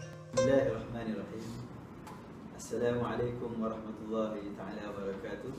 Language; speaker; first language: Arabic; non-native, learner; Malay